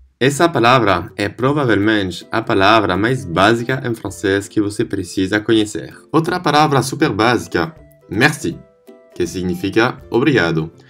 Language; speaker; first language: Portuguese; non-native, fluent; French